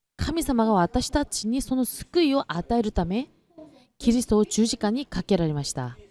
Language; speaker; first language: Japanese; non-native, fluent; Korean